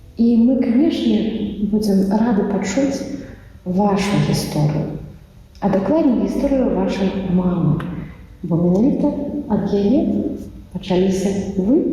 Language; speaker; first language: Belarusian; native; Belarusian